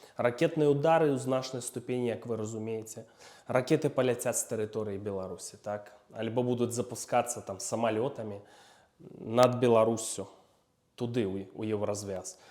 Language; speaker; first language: Belarusian; non-native, local second language; Russian